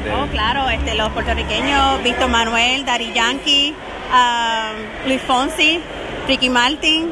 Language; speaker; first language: Spanish; native; Spanish